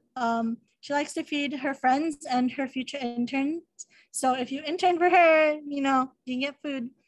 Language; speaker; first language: English; native; English